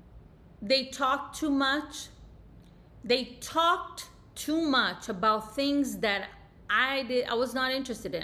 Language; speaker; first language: English; native; English